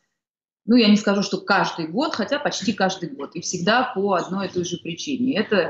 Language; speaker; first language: Russian; native; Russian